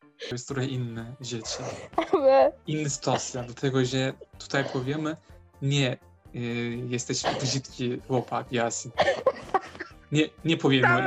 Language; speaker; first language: Polish; non-native, learner; Turkish